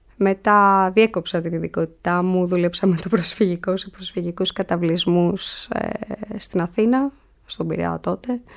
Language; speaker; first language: Greek; native; Greek